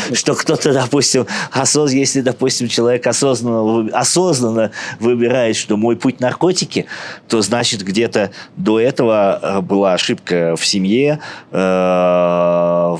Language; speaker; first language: Russian; native; Russian